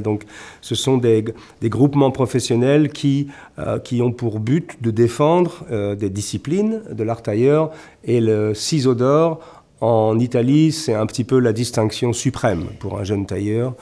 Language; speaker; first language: French; native; French